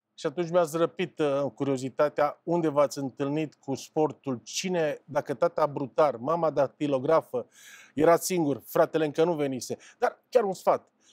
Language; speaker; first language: Romanian; native; Romanian